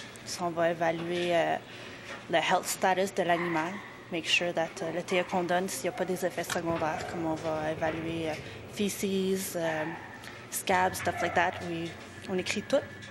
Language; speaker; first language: French; native; French